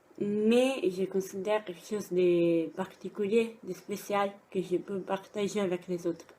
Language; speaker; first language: French; non-native, fluent; Italian